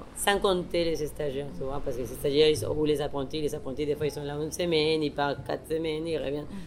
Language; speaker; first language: French; non-native, fluent; Spanish